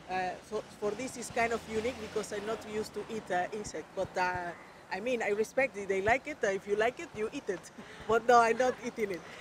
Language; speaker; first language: English; non-native, fluent; Spanish